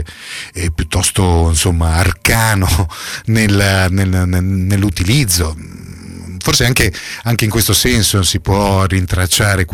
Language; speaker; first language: Italian; native; Italian